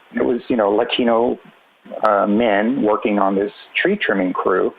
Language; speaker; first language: English; native; English